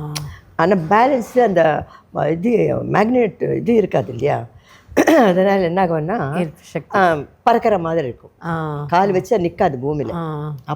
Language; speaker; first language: Tamil; non-native, local second language; Telugu